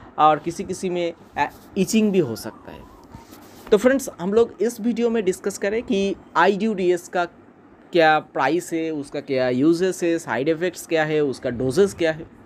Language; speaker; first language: Hindi; non-native, local second language; Bangla